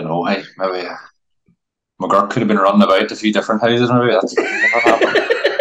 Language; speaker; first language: English; native; English